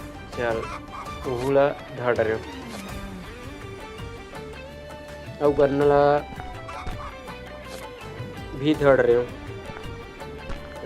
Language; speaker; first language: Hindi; non-native, local second language; Chhattisgarhi